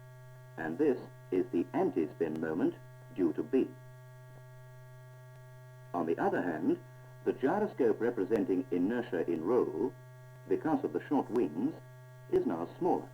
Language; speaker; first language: English; native; English